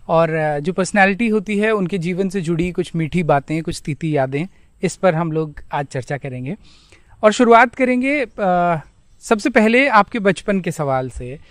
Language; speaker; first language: Hindi; native; Hindi